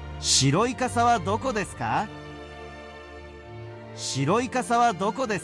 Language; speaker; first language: Japanese; non-native, learner; English